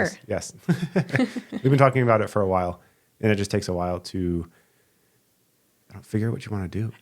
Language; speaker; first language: English; native; English